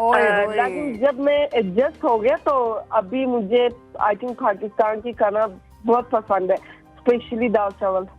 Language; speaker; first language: Hindi; non-native, fluent; Turkish